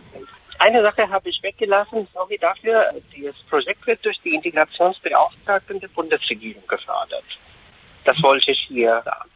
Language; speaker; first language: German; non-native, fluent; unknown